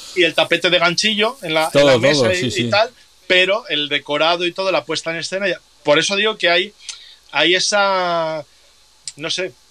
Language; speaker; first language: Spanish; native; Spanish